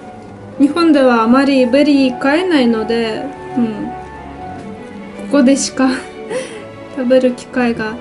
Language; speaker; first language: Japanese; non-native, fluent; Russian